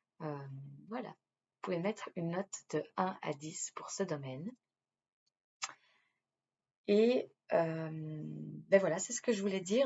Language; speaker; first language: French; native; French